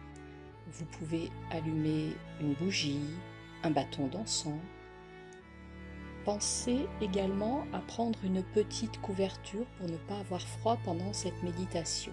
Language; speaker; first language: French; native; French